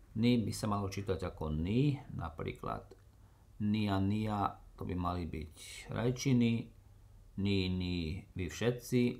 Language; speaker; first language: Slovak; native; Slovak